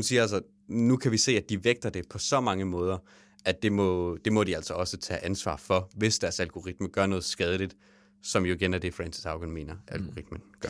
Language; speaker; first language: Danish; native; Danish